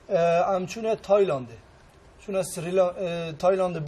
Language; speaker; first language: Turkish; non-native, local second language; Kurdish